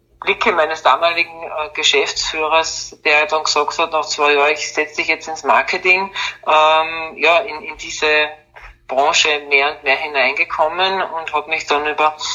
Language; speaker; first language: German; native; German